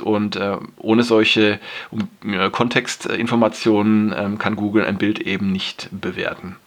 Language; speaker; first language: German; native; German